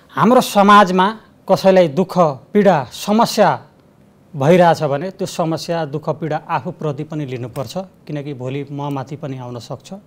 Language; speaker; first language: Nepali; native; Nepali